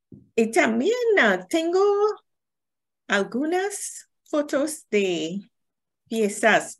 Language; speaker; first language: Spanish; non-native, learner; English